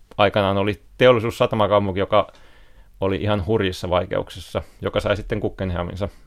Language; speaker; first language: Finnish; native; Finnish